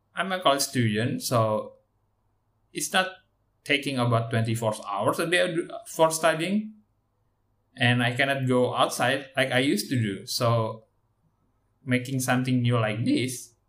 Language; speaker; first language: English; non-native, learner; Indonesian